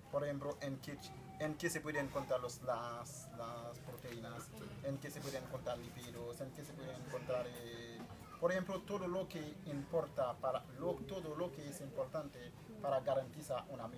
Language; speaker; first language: Spanish; non-native, fluent; Haitian Creole